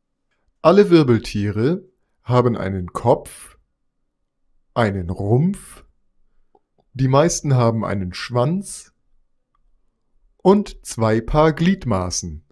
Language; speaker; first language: German; native; German